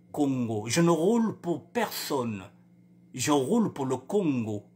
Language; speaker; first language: French; non-native, local second language; Lingala